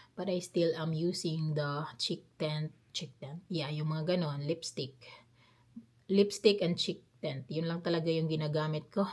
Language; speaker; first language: Filipino; non-native, local second language; Cebuano